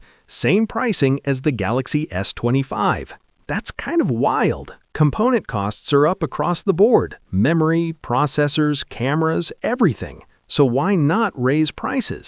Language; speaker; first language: English; native; English